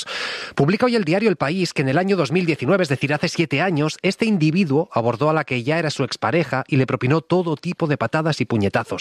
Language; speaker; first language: Spanish; native; Spanish